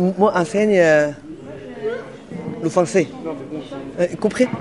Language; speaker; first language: French; non-native, learner; Chinese